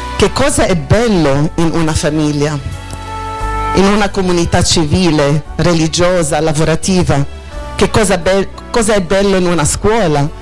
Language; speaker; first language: Italian; non-native, fluent; Arabic